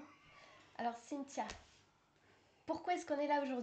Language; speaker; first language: French; native; French